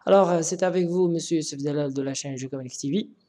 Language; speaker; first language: French; non-native, local second language; Arabic